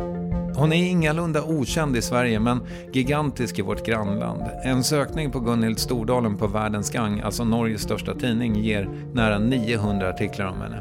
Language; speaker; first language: Swedish; native; Swedish